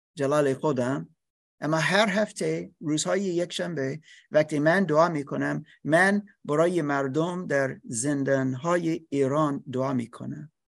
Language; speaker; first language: Persian; non-native, learner; English